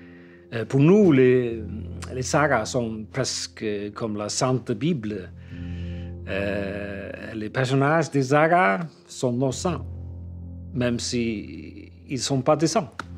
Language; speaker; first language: French; non-native, fluent; Icelandic